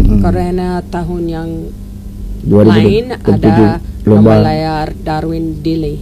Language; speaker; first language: Indonesian; non-native, learner; English